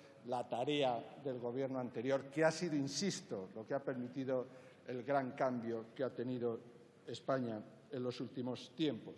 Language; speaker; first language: Spanish; native; Spanish